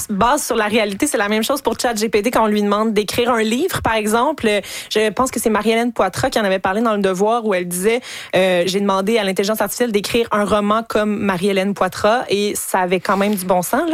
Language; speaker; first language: French; native; French